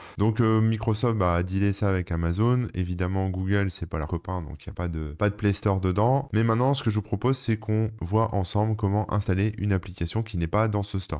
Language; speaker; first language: French; native; French